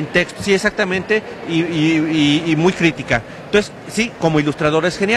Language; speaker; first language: Spanish; native; Spanish